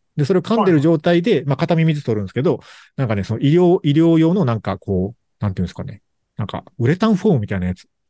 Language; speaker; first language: Japanese; native; Japanese